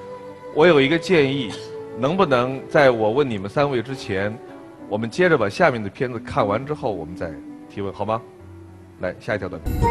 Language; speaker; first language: Chinese; native; Chinese